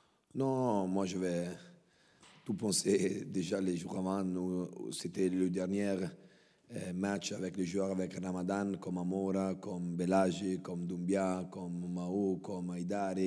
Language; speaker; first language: French; non-native, local second language; Italian